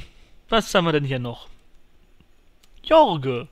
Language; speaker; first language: German; native; German